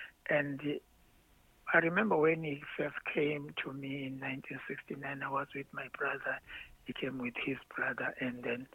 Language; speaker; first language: English; non-native, local second language; Zulu